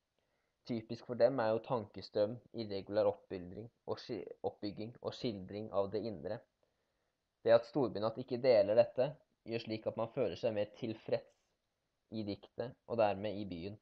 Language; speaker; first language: Norwegian; native; Norwegian